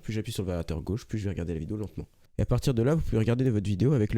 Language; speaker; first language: French; native; French